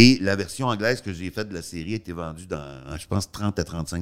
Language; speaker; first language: French; native; French